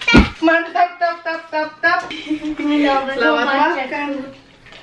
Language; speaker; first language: Indonesian; native; Indonesian